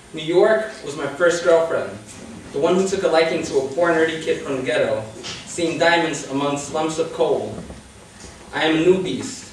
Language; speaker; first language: English; early bilingual, other home language; Spanish